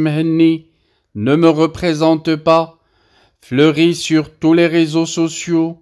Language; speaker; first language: French; non-native, local second language; Arabic